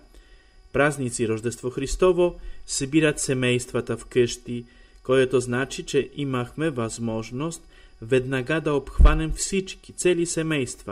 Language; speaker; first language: Bulgarian; non-native, fluent; Polish